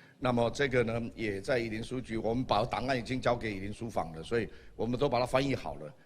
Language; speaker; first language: Chinese; native; Chinese